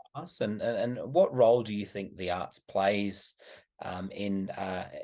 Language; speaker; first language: English; native; English